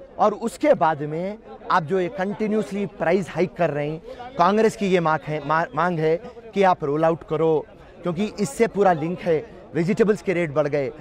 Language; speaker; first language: Hindi; non-native, local second language; Urdu